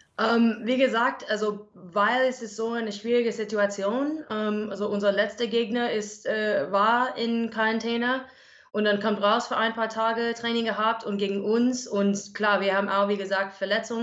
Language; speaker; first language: German; non-native, learner; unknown